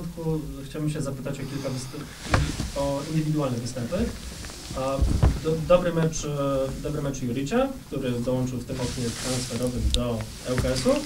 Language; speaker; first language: Polish; native; Polish